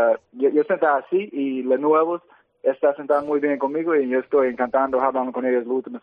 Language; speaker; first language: Spanish; early bilingual, heritage; English